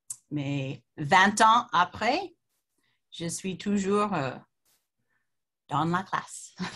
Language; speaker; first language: French; non-native, fluent; English